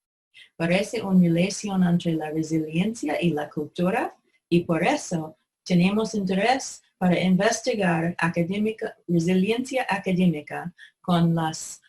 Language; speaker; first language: Spanish; non-native, fluent; English